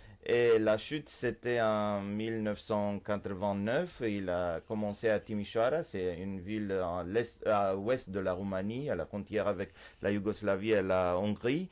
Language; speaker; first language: French; non-native, fluent; Romanian